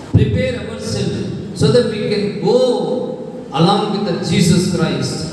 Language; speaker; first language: English; non-native, local second language; Telugu